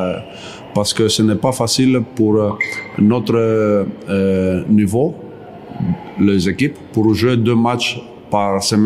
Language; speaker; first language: French; non-native, learner; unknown